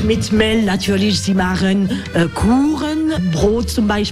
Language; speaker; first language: German; non-native, fluent; French